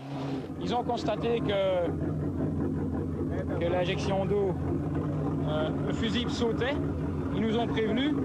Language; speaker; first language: French; native; French